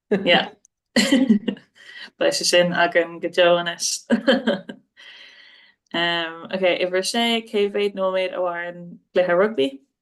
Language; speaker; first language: Irish; non-native, local second language; English